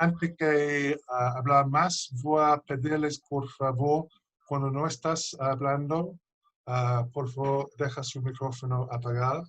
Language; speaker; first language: Spanish; non-native, fluent; English